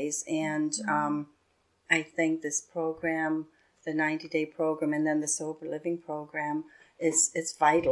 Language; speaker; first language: English; native; English